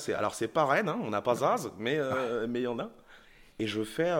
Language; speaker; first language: French; native; French